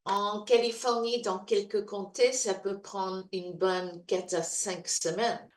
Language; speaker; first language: French; non-native, learner; English